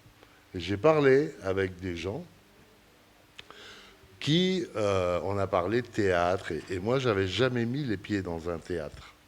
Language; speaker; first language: French; early bilingual, other home language; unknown